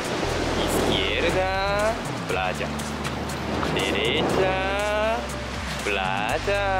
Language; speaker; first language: Spanish; non-native, learner; Japanese